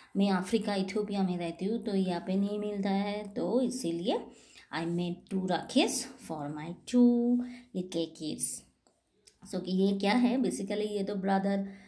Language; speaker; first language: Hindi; non-native, local second language; Bangla